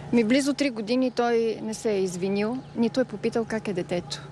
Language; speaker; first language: Bulgarian; native; Bulgarian